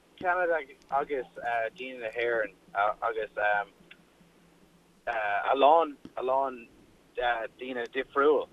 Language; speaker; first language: Irish; non-native, learner; English